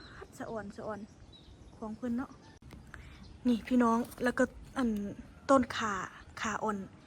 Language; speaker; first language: Thai; native; Thai